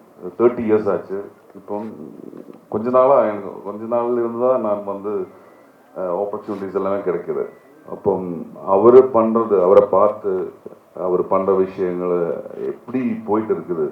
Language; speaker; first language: Tamil; non-native, learner; Malayalam